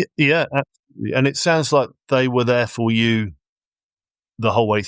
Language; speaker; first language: English; native; English